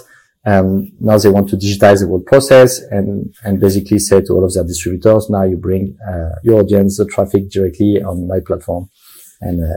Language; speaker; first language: English; non-native, fluent; French